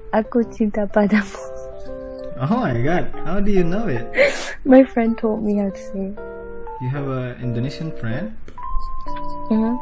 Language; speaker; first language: English; non-native, fluent; Indonesian